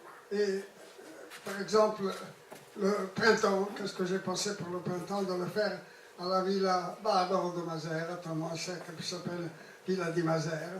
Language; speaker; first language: French; non-native, fluent; Italian